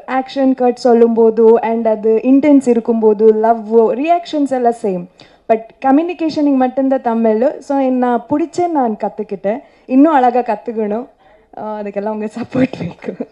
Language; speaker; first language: Tamil; non-native, learner; Kannada